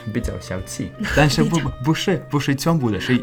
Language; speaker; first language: Chinese; non-native, learner; English